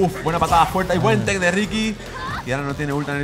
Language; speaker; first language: Spanish; native; Spanish